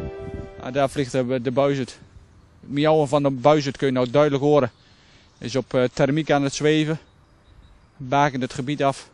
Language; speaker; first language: Dutch; native; Dutch